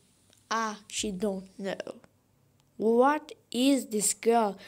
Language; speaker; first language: English; non-native, fluent; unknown